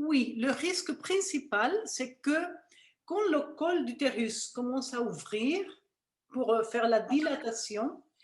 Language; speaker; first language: French; non-native, fluent; Spanish